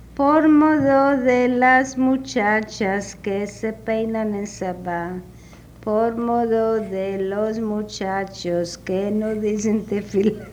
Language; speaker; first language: Spanish; native; Spanish